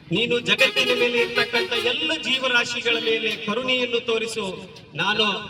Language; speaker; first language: Kannada; native; Kannada